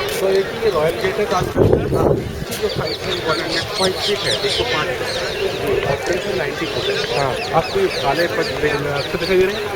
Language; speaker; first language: Hindi; native; Hindi